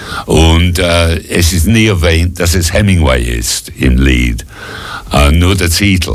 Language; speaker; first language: German; non-native, fluent; English